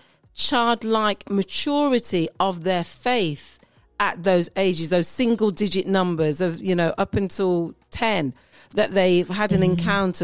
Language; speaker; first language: English; native; English